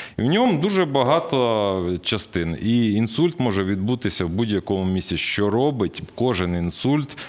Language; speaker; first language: Ukrainian; native; Ukrainian